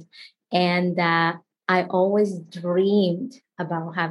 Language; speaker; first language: English; non-native, fluent; Spanish